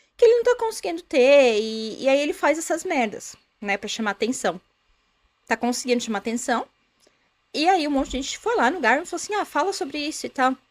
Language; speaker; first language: Portuguese; native; Portuguese